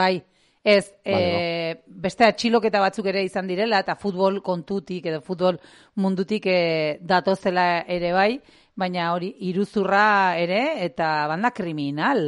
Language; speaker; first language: Basque; native; Basque